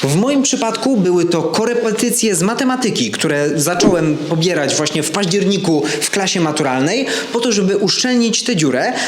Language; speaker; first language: Polish; native; Polish